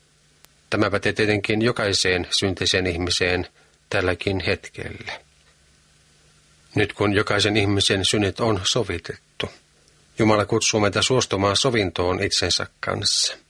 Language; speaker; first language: Finnish; native; Finnish